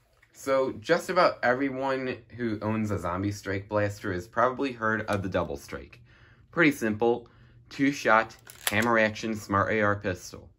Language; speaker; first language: English; native; English